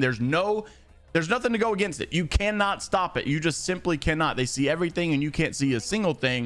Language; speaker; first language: English; native; English